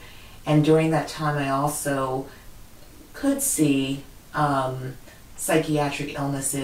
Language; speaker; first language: English; native; English